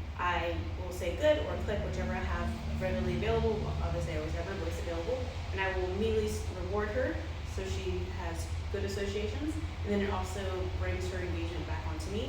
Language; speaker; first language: English; native; English